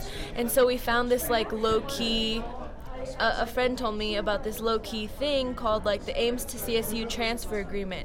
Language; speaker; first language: English; native; English